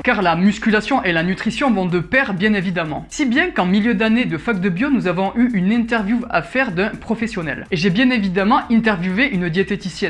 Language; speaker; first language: French; native; French